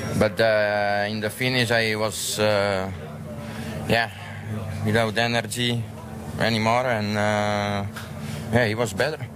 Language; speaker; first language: English; non-native, learner; Slovak